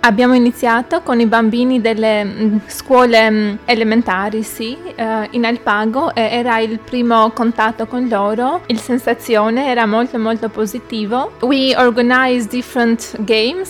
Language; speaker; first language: Italian; non-native, learner; Albanian